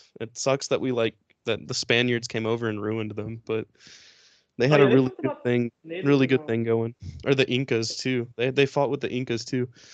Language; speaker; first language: English; native; English